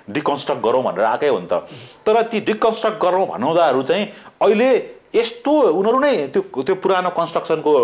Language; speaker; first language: Nepali; native; Nepali